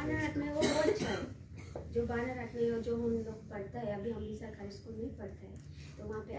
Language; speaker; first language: Hindi; non-native, local second language; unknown